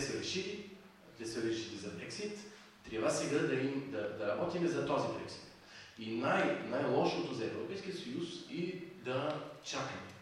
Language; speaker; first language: Bulgarian; non-native, fluent; French